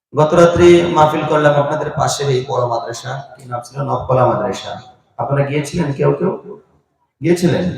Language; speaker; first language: Bangla; non-native, local second language; Assamese